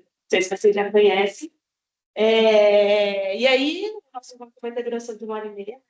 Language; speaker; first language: Portuguese; native; Portuguese